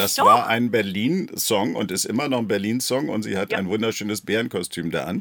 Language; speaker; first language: German; native; German